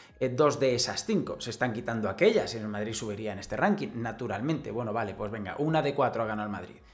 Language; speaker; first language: Spanish; native; Spanish